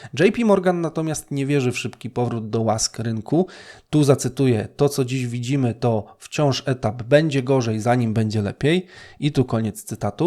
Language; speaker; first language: Polish; native; Polish